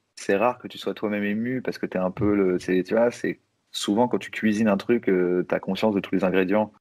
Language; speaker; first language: French; native; French